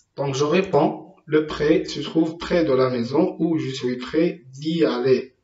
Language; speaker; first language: French; non-native, local second language; Arabic